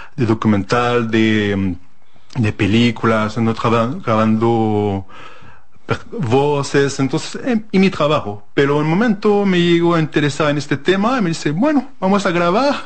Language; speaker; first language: Spanish; non-native, fluent; French